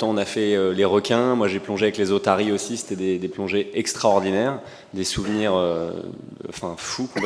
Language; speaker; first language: French; native; French